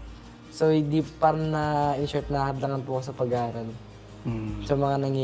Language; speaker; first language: Filipino; native; Filipino